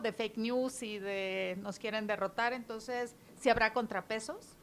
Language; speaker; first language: Spanish; native; Spanish